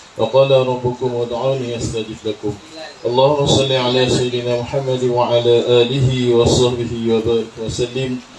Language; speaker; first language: Arabic; non-native, fluent; Malay